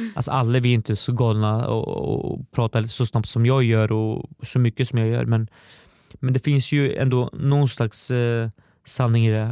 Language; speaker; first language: Swedish; early bilingual, other home language; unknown